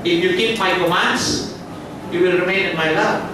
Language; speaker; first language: English; non-native, local second language; Filipino